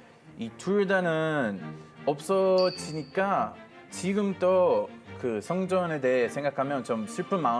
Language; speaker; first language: Korean; non-native, fluent; Hebrew